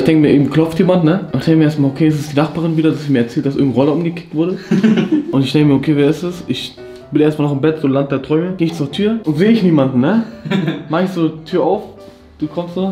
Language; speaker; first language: German; native; German